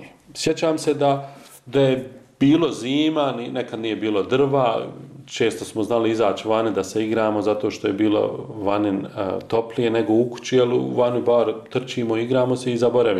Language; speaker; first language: Croatian; native; Croatian